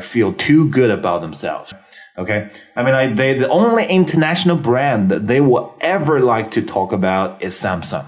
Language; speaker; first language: English; non-native, fluent; Chinese